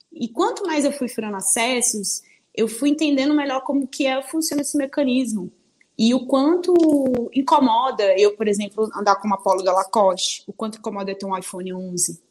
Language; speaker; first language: Portuguese; early bilingual, other home language; Spanish